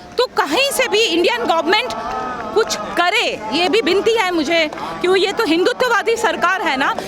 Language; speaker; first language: Hindi; non-native, local second language; Bangla